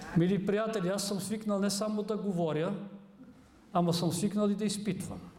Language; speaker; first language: Bulgarian; native; Bulgarian